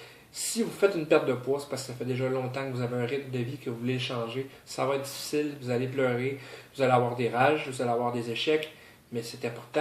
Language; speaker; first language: French; native; French